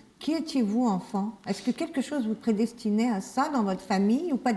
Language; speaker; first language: French; native; French